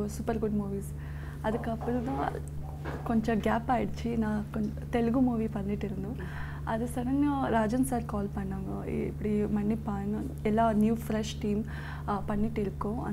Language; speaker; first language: Tamil; non-native, learner; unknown